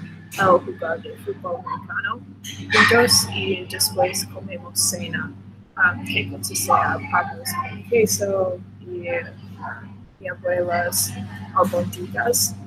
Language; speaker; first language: Spanish; non-native, learner; English